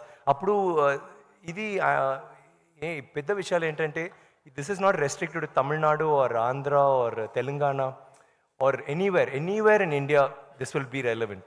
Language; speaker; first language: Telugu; non-native, learner; Tamil